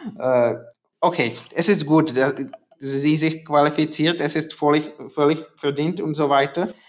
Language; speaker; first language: German; non-native, learner; Czech